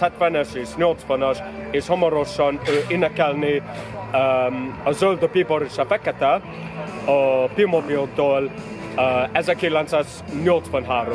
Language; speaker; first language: Hungarian; non-native, learner; English